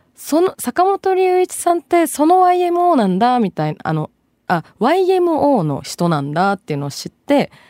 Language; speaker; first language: Japanese; early bilingual, other home language; Bangla